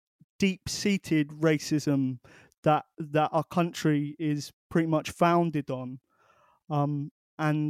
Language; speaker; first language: English; native; English